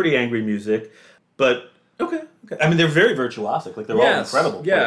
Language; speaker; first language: English; native; English